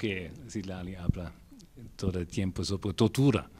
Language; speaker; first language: Spanish; non-native, learner; German